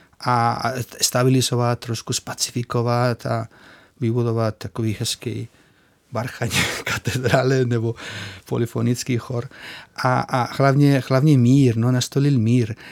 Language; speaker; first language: Czech; non-native, fluent; Spanish